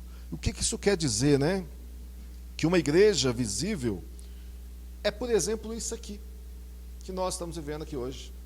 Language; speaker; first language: Portuguese; native; Portuguese